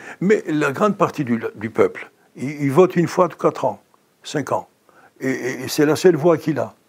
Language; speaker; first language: French; non-native, fluent; Greek